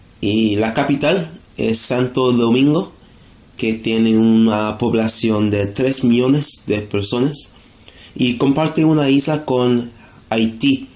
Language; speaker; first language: Spanish; non-native, fluent; English